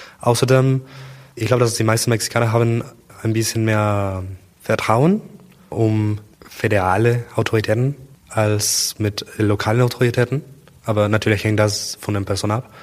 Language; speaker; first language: German; non-native, learner; Spanish